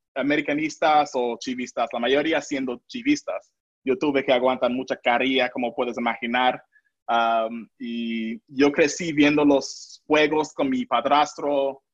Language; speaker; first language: Spanish; non-native, local second language; English